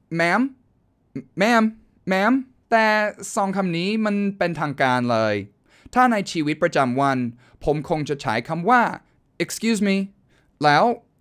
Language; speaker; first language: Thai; non-native, fluent; English